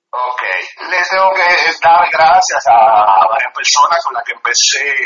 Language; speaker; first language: Italian; early bilingual, other home language; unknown